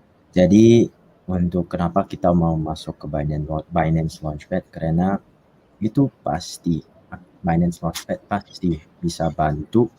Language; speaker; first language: Indonesian; non-native, fluent; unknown